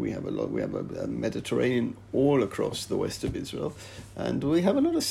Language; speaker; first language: English; native; English